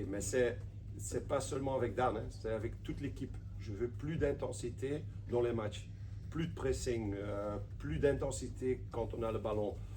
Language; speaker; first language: French; non-native, local second language; Dutch